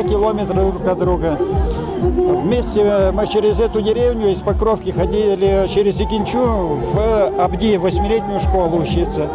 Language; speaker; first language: Russian; native; Russian